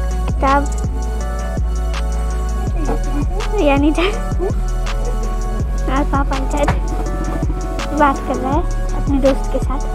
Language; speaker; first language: Hindi; non-native, local second language; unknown